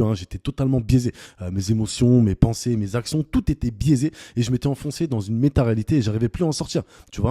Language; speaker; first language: French; native; French